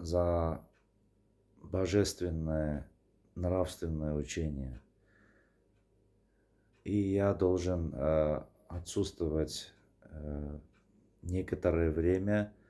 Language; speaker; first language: Russian; non-native, fluent; Armenian